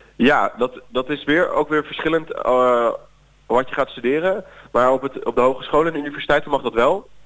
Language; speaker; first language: Dutch; native; Dutch